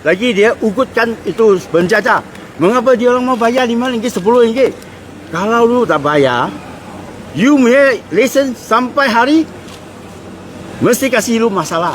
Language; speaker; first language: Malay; non-native, local second language; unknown